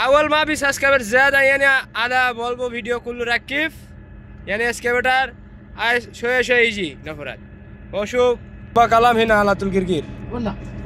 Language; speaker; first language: Arabic; non-native, learner; Bangla